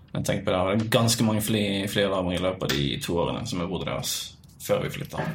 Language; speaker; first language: Norwegian; early bilingual, other home language; Bosnian